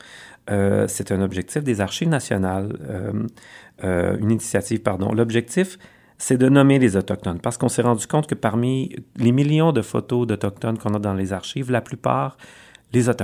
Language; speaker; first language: French; native; French